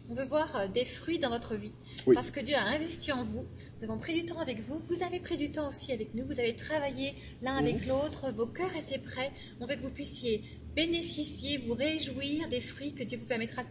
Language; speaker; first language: French; native; French